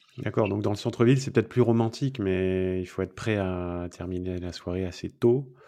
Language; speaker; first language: French; native; French